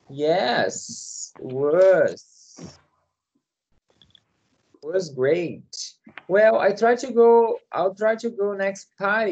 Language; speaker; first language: English; non-native, learner; Portuguese